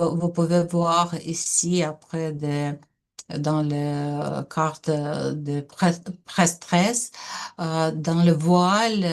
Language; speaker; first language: French; non-native, learner; Russian